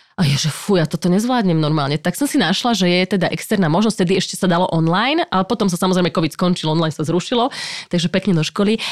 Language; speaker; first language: Slovak; native; Slovak